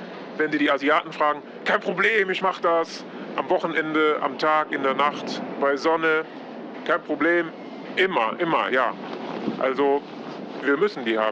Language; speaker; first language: German; non-native, fluent; Polish